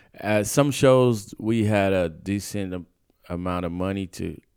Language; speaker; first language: English; non-native, fluent; Portuguese